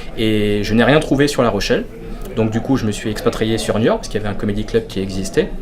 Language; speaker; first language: French; native; French